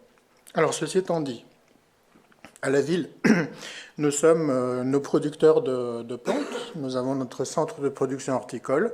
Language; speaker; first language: French; native; French